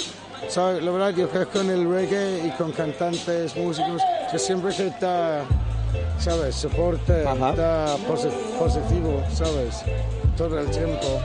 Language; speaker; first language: Spanish; non-native, fluent; English